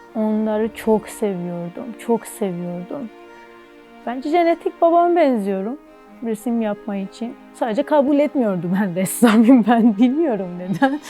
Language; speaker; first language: Turkish; non-native, learner; Persian